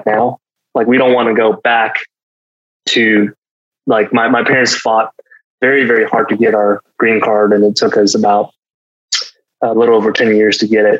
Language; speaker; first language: English; early bilingual, other home language; Chinese